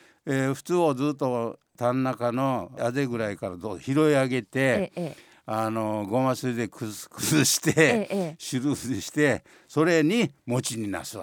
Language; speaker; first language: Japanese; native; Japanese